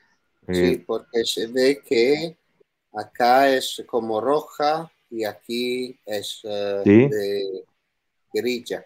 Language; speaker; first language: Spanish; non-native, learner; Italian